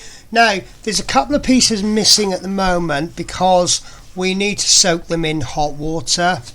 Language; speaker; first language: English; native; English